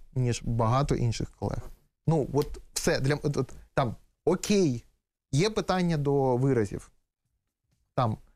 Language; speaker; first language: Ukrainian; native; Ukrainian